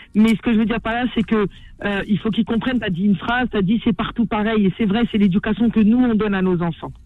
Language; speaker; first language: French; non-native, local second language; Arabic